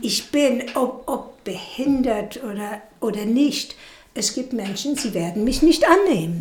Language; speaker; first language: German; non-native, fluent; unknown